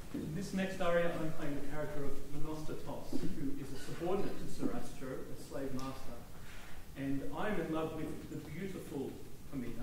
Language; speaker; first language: English; native; English